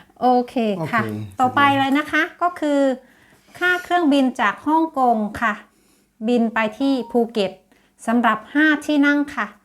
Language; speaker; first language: Thai; native; Thai